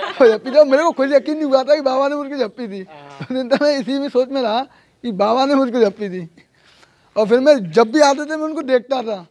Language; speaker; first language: Hindi; native; Hindi